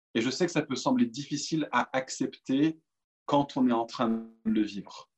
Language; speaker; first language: French; native; French